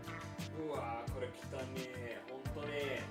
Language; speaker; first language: Japanese; non-native, learner; English